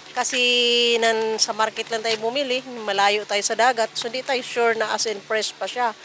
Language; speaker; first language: Filipino; non-native, local second language; Cebuano